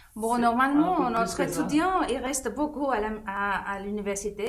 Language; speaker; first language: French; non-native, fluent; Spanish